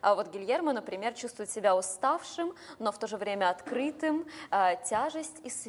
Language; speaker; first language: Russian; native; Russian